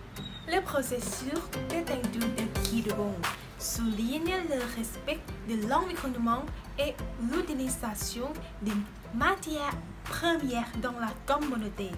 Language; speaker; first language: French; non-native, learner; Thai